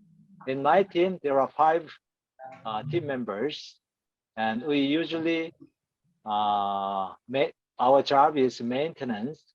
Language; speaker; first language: English; non-native, learner; Korean